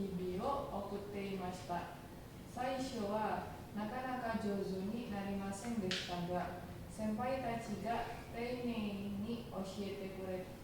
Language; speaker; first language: Japanese; non-native, fluent; Indonesian